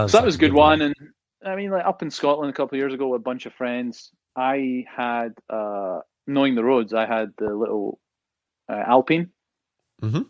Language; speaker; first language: English; native; English